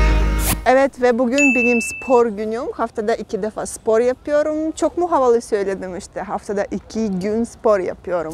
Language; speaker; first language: Turkish; non-native, fluent; Russian